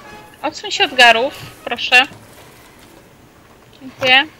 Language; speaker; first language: Polish; native; Polish